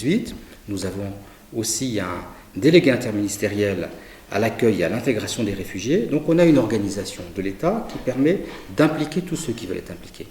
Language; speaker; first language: French; native; French